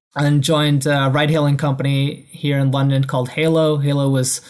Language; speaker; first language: English; native; English